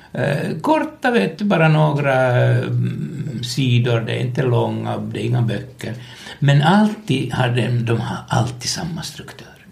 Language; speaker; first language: Swedish; non-native, local second language; Finnish